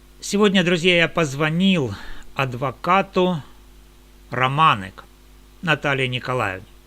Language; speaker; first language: Russian; native; Russian